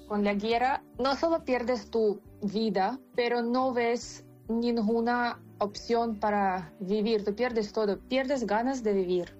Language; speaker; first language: Spanish; non-native, fluent; Ukrainian